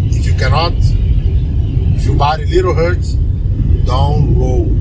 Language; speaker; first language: English; non-native, learner; Portuguese